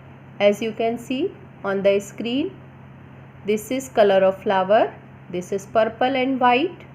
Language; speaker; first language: English; non-native, local second language; Gujarati